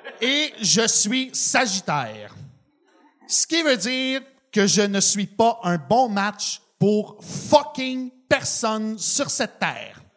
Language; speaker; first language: French; native; French